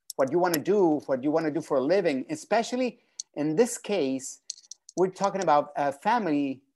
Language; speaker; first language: English; non-native, fluent; Spanish